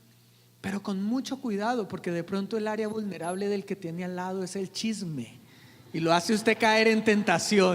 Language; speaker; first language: Spanish; native; Spanish